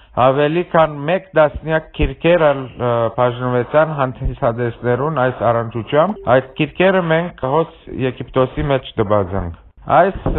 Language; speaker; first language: Armenian; early bilingual, heritage; Armenian